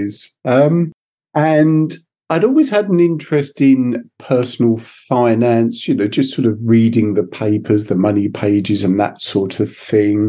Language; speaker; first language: English; native; English